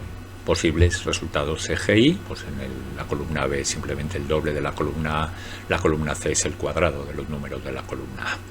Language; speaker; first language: Spanish; native; Spanish